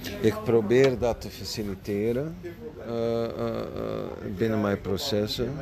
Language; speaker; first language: Dutch; non-native, fluent; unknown